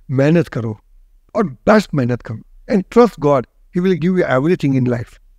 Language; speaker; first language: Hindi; non-native, local second language; Gujarati